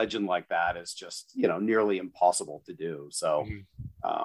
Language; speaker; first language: English; native; English